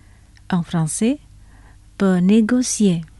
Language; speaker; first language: French; non-native, fluent; Indonesian